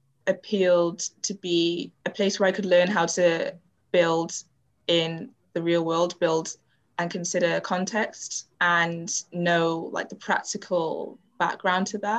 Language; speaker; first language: English; native; English